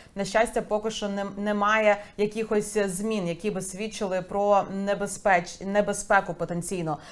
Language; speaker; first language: Ukrainian; native; Ukrainian